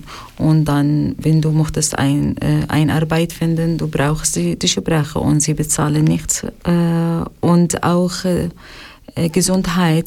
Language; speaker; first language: German; non-native, learner; Arabic